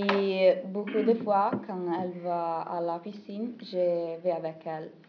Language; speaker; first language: French; non-native, learner; Italian